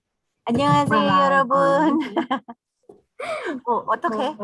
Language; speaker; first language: Korean; non-native, learner; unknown